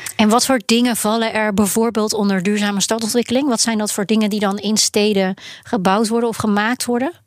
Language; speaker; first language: Dutch; native; Dutch